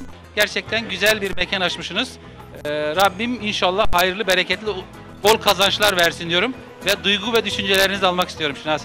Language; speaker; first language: Turkish; native; Turkish